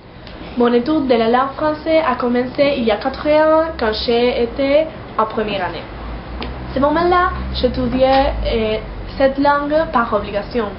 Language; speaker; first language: French; non-native, learner; Spanish